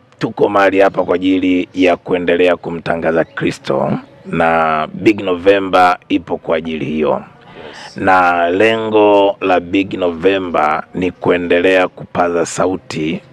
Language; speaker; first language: Swahili; native; Swahili